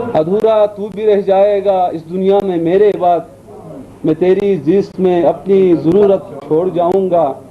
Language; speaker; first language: Urdu; non-native, local second language; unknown